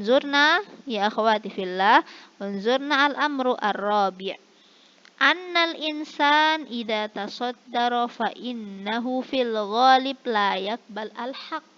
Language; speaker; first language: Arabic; non-native, fluent; Indonesian